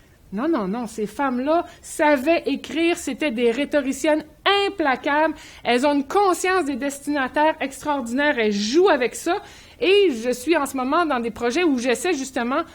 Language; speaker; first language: French; native; French